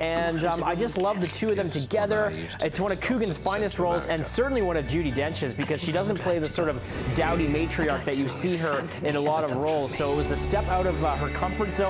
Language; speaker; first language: English; native; English